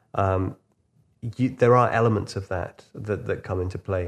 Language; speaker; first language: English; native; English